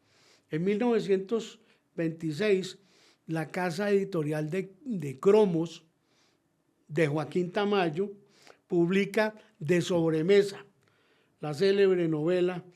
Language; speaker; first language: Spanish; native; Spanish